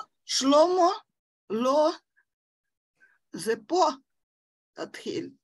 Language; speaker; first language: Hebrew; non-native, fluent; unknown